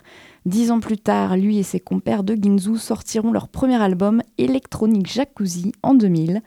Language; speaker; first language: French; native; French